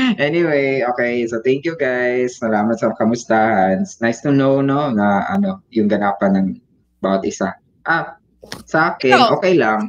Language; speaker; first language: Filipino; non-native, local second language; Cebuano